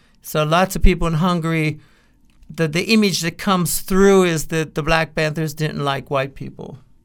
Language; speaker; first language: English; native; English